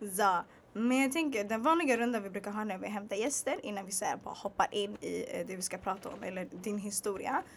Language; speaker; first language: Swedish; native; Swedish